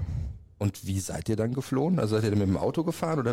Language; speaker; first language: German; native; German